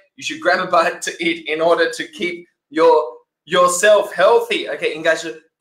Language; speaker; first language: English; native; English